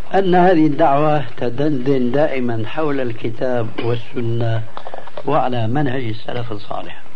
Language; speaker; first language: Arabic; early bilingual, other home language; Albanian